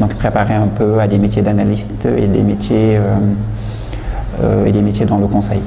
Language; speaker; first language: French; non-native, local second language; Wolof